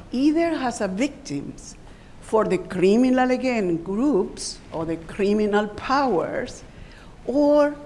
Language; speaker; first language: English; non-native, fluent; Spanish